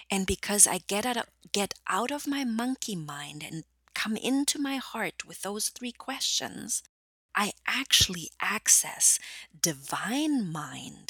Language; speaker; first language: English; non-native, fluent; German